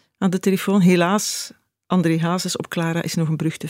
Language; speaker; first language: Dutch; native; Dutch